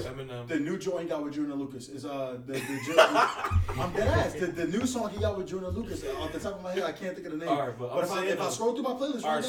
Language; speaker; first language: English; native; English